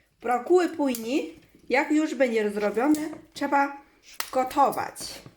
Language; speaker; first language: Polish; non-native, learner; Chinese